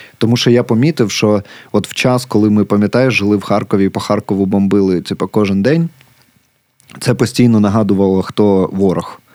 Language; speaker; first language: Ukrainian; native; Ukrainian